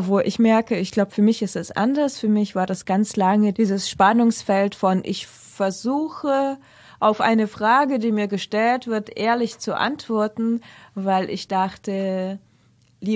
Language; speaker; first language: German; non-native, fluent; Russian